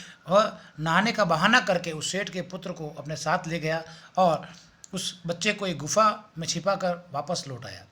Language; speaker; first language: Hindi; native; Hindi